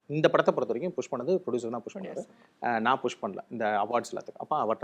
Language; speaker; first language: Tamil; native; Tamil